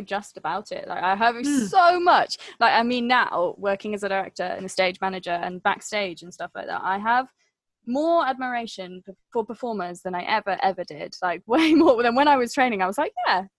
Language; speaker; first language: English; native; English